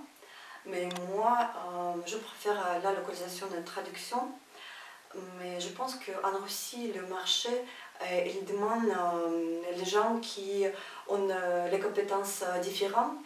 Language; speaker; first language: French; non-native, fluent; Russian